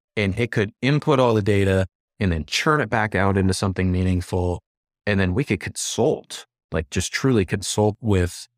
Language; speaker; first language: English; native; English